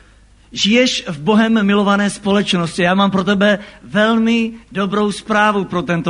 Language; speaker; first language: Czech; native; Czech